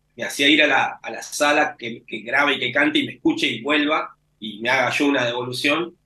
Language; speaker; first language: Spanish; native; Spanish